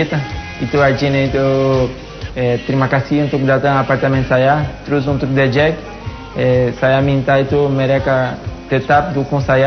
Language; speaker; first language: Indonesian; non-native, fluent; Portuguese